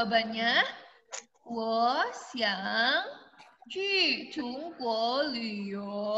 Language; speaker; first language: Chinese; non-native, fluent; Indonesian